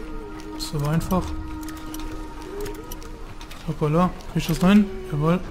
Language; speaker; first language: German; native; German